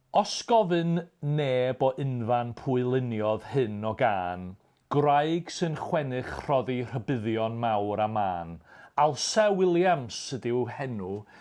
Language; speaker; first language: Welsh; native; Welsh